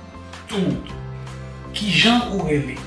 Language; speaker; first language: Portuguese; non-native, fluent; Haitian Creole